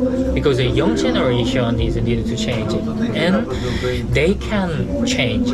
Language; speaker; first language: English; non-native, learner; Korean